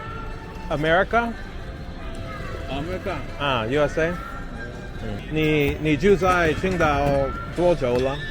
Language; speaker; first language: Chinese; non-native, learner; English